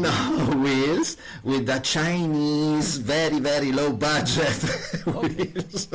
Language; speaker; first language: English; non-native, learner; Italian